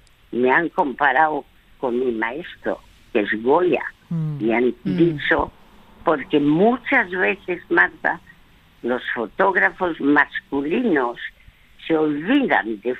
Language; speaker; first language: Spanish; early bilingual, other home language; French